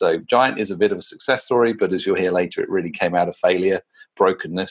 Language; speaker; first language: English; native; English